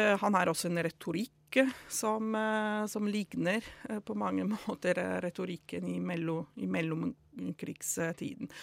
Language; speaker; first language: Norwegian; non-native, fluent; Italian